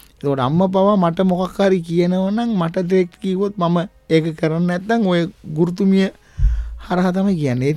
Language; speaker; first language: Sinhala; non-native, local second language; Tamil